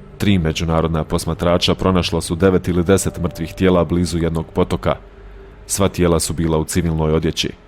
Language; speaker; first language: Bosnian; native; Bosnian